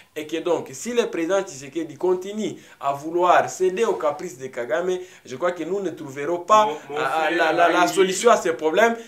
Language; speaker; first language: French; non-native, local second language; Swahili